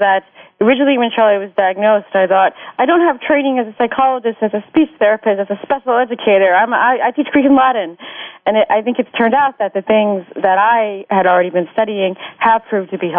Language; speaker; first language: English; native; English